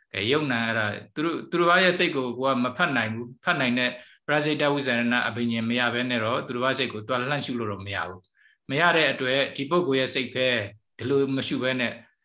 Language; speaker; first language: Burmese; native; Burmese